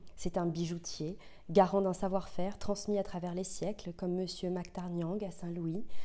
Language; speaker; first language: French; native; French